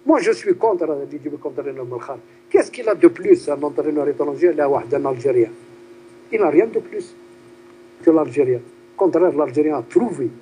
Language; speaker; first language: French; non-native, local second language; Arabic